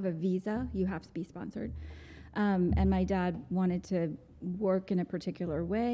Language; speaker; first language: English; non-native, local second language; Gujarati